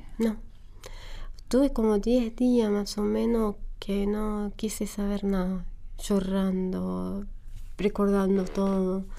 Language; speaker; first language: Spanish; non-native, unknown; Arabic